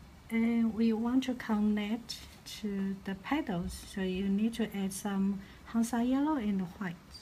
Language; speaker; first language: English; non-native, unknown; Chinese